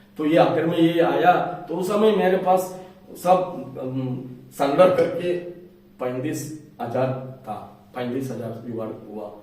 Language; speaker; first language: Hindi; non-native, local second language; Malayalam